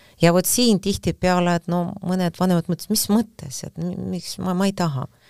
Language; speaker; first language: Estonian; non-native, fluent; Russian